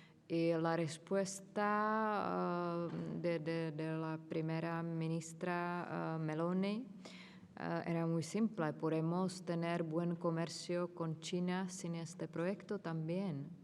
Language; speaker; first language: Spanish; non-native, fluent; Czech